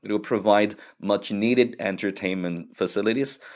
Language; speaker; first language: English; non-native, fluent; Korean